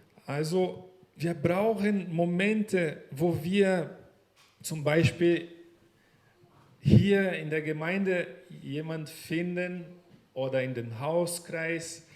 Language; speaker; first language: German; non-native, learner; Portuguese